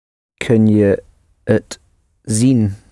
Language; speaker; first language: Dutch; non-native, learner; English